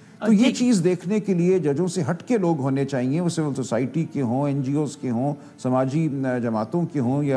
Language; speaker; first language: Urdu; native; Urdu